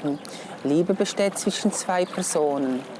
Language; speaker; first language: German; non-native, fluent; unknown